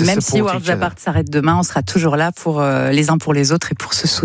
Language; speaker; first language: French; native; French